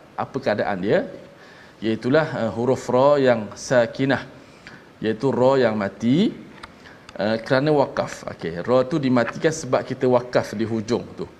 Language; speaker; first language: Malay; native; Malay